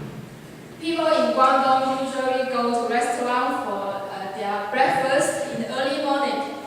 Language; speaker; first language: English; non-native, learner; Chinese